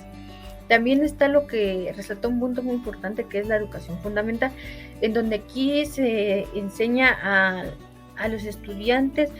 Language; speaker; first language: Spanish; native; Spanish